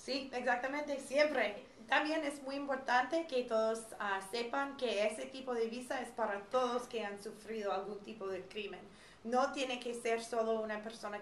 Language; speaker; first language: Spanish; non-native, fluent; English